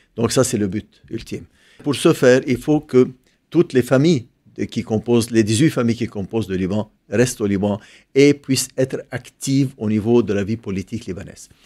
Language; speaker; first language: French; non-native, local second language; Arabic